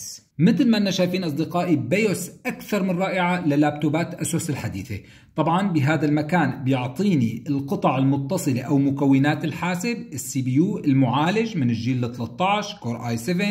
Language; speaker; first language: Arabic; native; Arabic